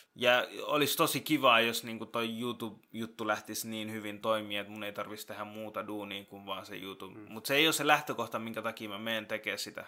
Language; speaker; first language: Finnish; early bilingual, other home language; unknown